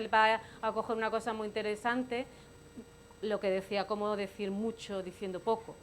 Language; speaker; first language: Spanish; native; Spanish